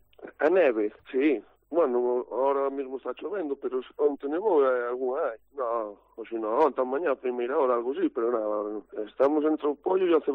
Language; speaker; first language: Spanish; non-native, local second language; Galician